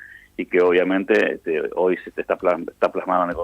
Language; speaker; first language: Spanish; native; Spanish